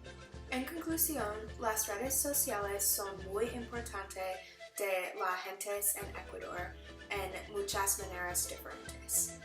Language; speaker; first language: Spanish; non-native, learner; English